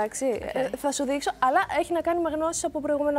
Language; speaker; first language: Greek; native; Greek